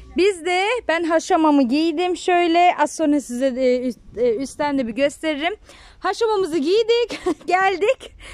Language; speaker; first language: Turkish; early bilingual, heritage; Turkish